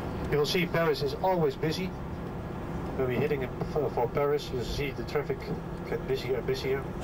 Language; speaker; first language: English; non-native, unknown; Dutch